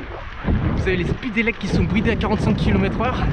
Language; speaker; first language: French; native; French